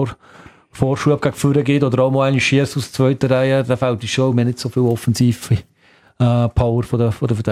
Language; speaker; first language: German; native; German